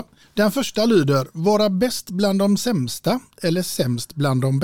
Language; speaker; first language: Swedish; native; Swedish